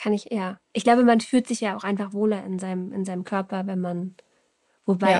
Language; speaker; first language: German; native; German